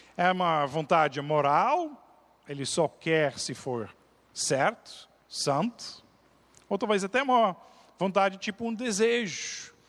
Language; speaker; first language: Portuguese; non-native, fluent; Dutch